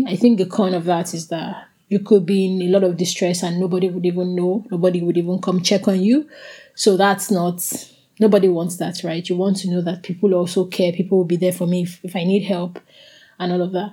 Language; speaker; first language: English; non-native, local second language; Igbo